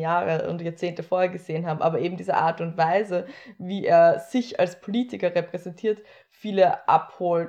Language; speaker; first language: German; native; German